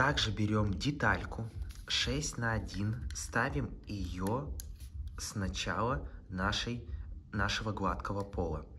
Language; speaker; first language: Russian; native; Russian